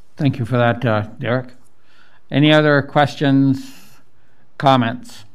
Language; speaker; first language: English; native; English